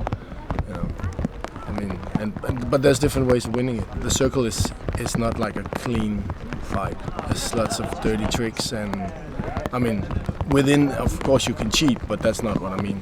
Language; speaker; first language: English; non-native, fluent; Danish